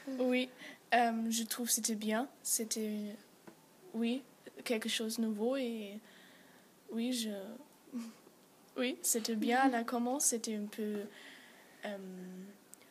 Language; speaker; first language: French; non-native, learner; German